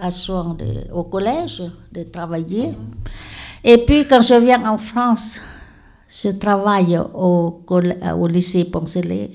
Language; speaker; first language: French; non-native, learner; Lao